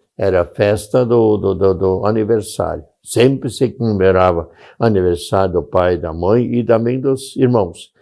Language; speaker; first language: Portuguese; non-native, local second language; German